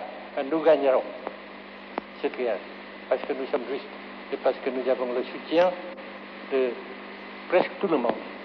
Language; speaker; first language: French; non-native, fluent; Vietnamese